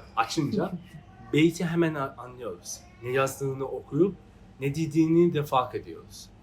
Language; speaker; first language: Turkish; non-native, fluent; Persian